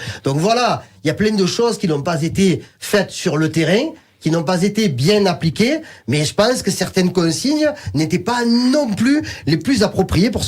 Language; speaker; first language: French; native; French